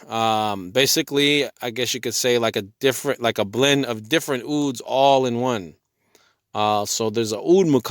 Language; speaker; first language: English; native; English